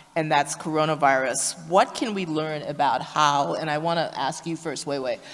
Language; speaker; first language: English; native; English